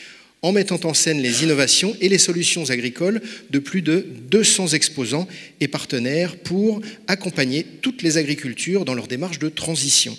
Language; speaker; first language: French; native; French